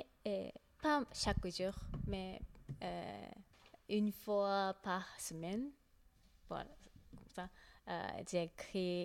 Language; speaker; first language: French; non-native, learner; Japanese